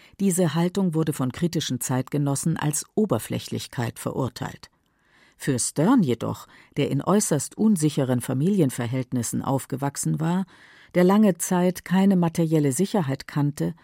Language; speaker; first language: German; native; German